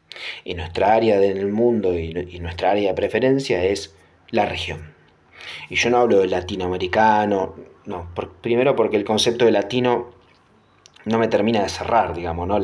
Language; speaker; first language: Spanish; native; Spanish